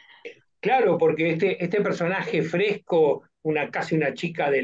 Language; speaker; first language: Spanish; native; Spanish